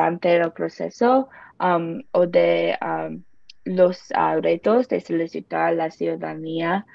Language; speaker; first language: Spanish; non-native, learner; English